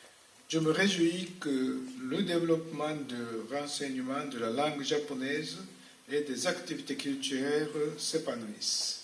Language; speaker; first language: French; non-native, fluent; Japanese